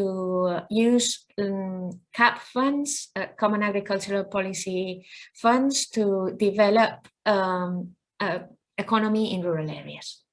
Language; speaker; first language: English; non-native, fluent; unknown